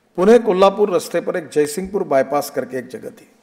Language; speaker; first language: Hindi; non-native, local second language; Marathi